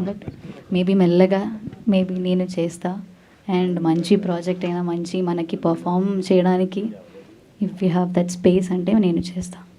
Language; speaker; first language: Telugu; non-native, learner; Malayalam